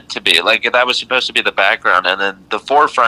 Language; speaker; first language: English; native; English